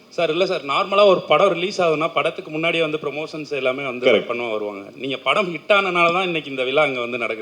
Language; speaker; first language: Tamil; native; Tamil